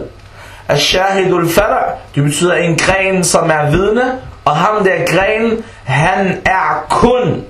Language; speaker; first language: Danish; early bilingual, other home language; Arabic